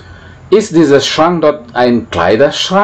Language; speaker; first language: German; non-native, fluent; Indonesian